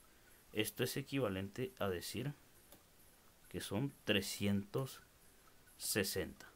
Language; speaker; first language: Spanish; native; Spanish